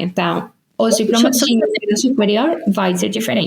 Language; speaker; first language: Portuguese; non-native, fluent; Spanish